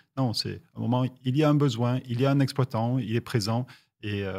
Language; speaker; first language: French; native; French